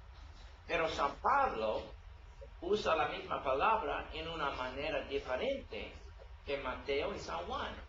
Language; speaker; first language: Spanish; non-native, learner; English